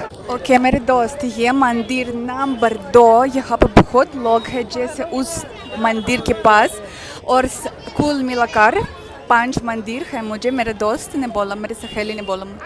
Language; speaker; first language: Hindi; non-native, learner; Russian